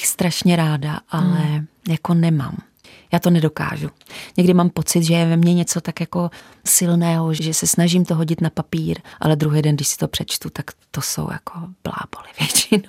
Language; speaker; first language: Czech; native; Czech